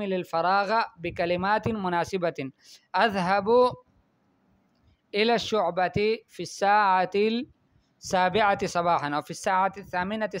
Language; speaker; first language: Arabic; non-native, fluent; Urdu